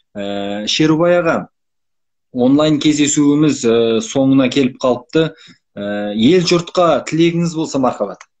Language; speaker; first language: Kazakh; native; Kazakh